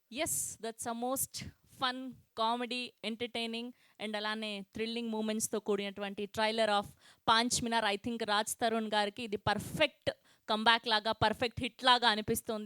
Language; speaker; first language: Telugu; native; Telugu